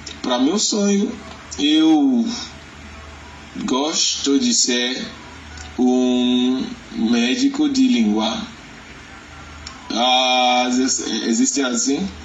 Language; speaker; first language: Portuguese; non-native, learner; Yoruba